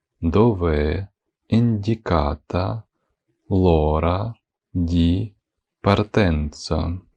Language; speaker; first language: Italian; non-native, fluent; Ukrainian